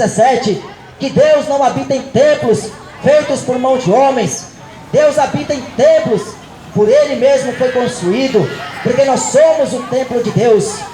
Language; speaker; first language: Portuguese; native; Portuguese